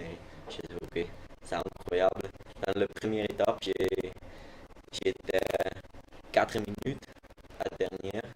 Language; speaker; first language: French; non-native, learner; Dutch